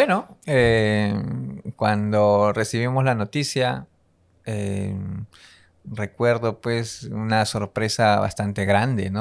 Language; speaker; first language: Spanish; native; Spanish